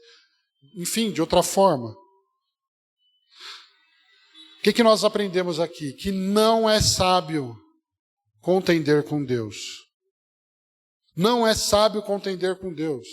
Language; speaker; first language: Portuguese; native; Portuguese